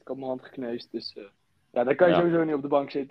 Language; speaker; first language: Dutch; native; Dutch